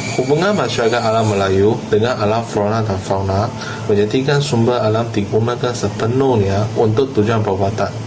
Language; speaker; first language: Malay; non-native, local second language; Chinese